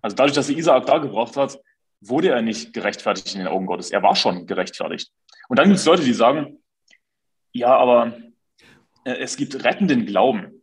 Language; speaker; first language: German; native; German